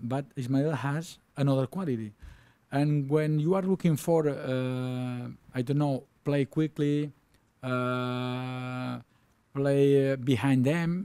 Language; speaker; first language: English; non-native, learner; Spanish